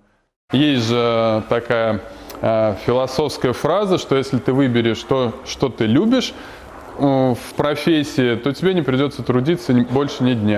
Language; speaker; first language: Russian; native; Russian